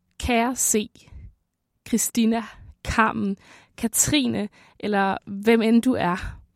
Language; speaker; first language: Danish; native; Danish